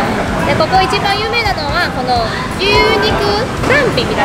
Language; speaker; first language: Japanese; non-native, fluent; Chinese